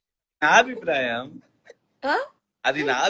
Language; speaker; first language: Telugu; non-native, learner; Hindi